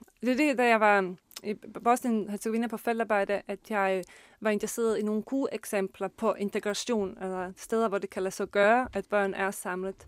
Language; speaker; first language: Swedish; non-native, learner; Danish